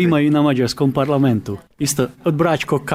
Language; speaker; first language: Serbian; native; Serbian